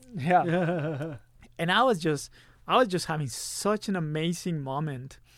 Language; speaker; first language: English; early bilingual, other home language; Spanish